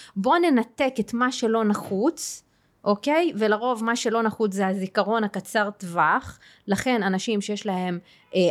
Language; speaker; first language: Hebrew; non-native, local second language; Arabic